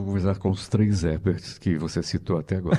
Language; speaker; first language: Portuguese; native; Portuguese